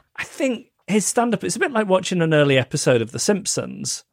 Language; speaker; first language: English; native; English